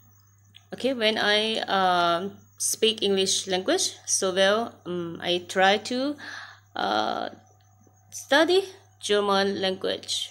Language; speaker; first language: English; non-native, learner; Thai